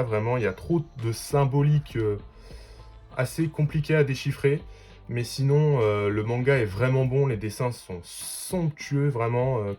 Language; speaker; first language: French; native; French